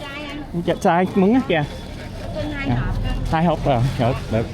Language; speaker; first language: Vietnamese; non-native, learner; English